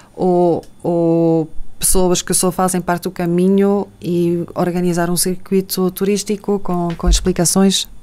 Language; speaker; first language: Portuguese; non-native, fluent; Dutch